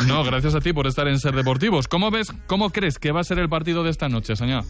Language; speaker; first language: Spanish; native; Spanish